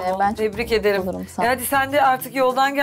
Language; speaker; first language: Turkish; native; Turkish